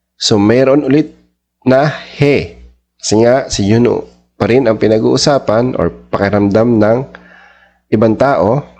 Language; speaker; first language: Filipino; native; Filipino